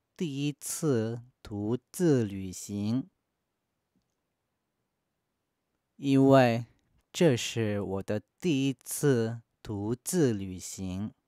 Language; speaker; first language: Chinese; non-native, fluent; Korean